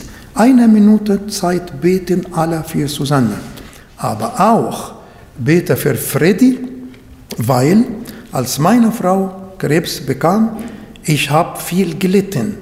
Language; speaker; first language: German; non-native, fluent; Arabic